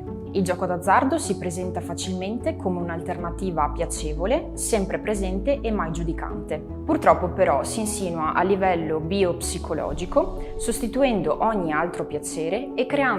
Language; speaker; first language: Italian; native; Italian